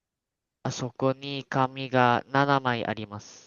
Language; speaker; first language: Japanese; non-native, learner; Malay